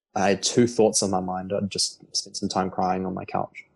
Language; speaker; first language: English; native; English